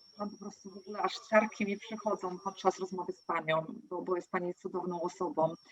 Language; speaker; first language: Polish; native; Polish